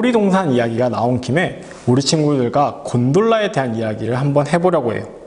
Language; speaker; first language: Korean; native; Korean